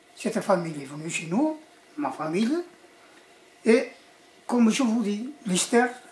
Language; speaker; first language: French; early bilingual, other home language; Spanish